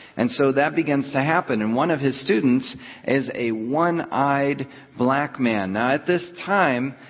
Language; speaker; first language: English; native; English